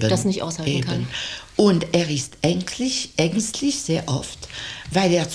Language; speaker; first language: German; non-native, fluent; French